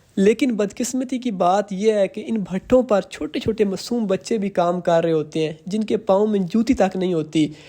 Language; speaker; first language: Urdu; non-native, local second language; Punjabi